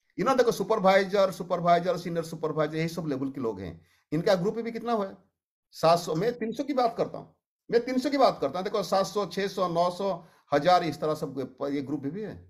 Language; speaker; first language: Hindi; non-native, local second language; Odia